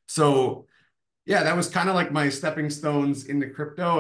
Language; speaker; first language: English; native; English